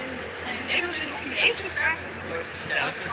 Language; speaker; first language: German; non-native, learner; Dutch